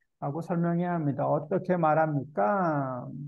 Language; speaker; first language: Korean; native; Korean